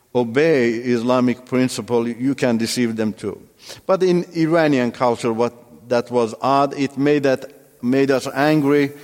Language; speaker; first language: English; non-native, fluent; Turkish